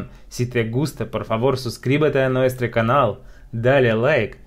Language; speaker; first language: Spanish; non-native, fluent; Russian